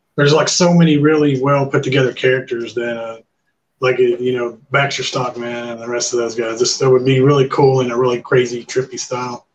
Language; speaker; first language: English; native; English